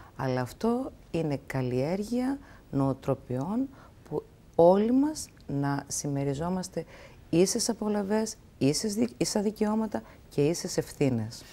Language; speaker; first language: Greek; native; Greek